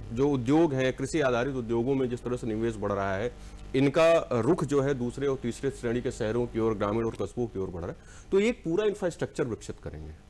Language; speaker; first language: Hindi; native; Hindi